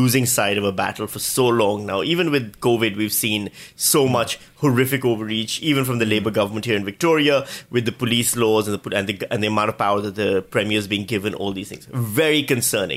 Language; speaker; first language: English; non-native, local second language; Urdu